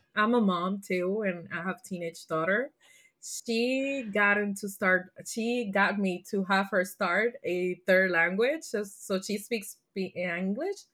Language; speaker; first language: English; non-native, fluent; Spanish